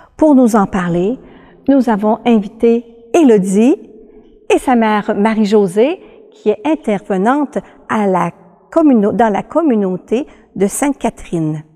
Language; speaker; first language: French; native; French